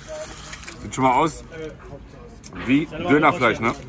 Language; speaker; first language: German; native; German